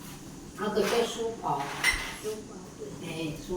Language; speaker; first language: Chinese; non-native, learner; Filipino